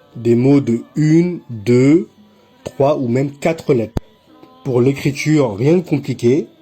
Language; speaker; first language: French; native; French